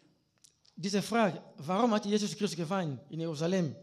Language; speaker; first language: German; non-native, learner; Lingala